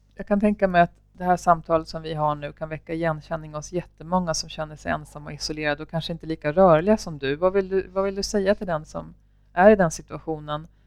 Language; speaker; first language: Swedish; native; Swedish